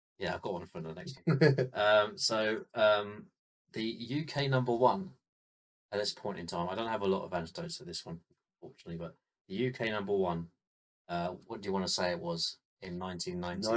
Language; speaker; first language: English; native; English